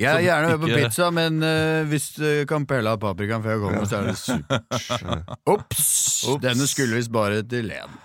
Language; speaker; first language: Norwegian; native; Norwegian